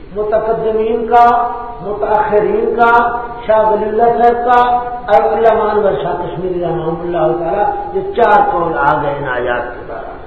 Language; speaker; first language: Urdu; non-native, local second language; Punjabi